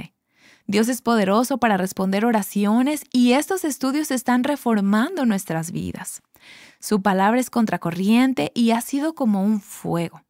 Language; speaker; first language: Spanish; native; Spanish